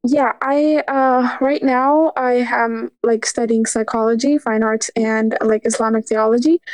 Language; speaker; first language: English; early bilingual, other home language; Urdu